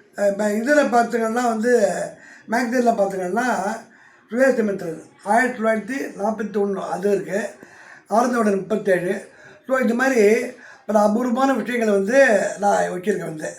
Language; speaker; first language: Tamil; native; Tamil